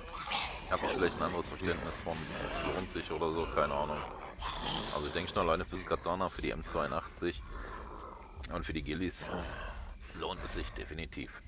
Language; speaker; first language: German; native; German